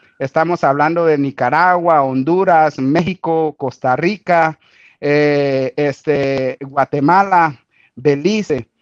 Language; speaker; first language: Spanish; native; Spanish